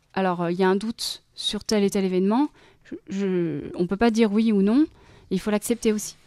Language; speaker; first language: French; native; French